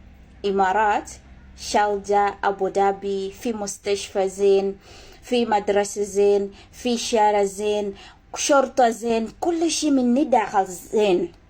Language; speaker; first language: Arabic; non-native, learner; Ganda